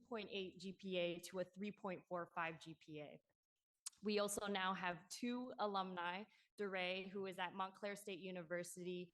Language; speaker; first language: English; non-native, local second language; Cantonese